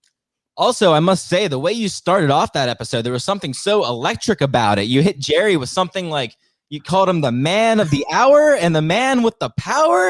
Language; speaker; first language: English; native; English